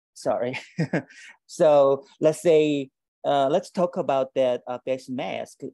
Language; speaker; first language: English; non-native, learner; Korean